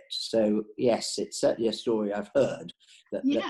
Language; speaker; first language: English; native; English